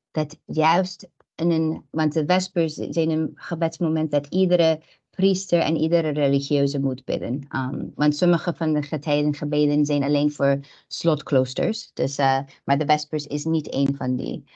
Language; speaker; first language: Dutch; non-native, fluent; English